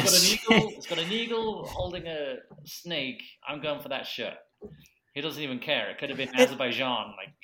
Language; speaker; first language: English; native; English